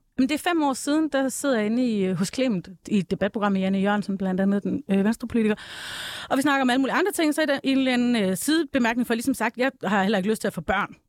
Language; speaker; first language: Danish; native; Danish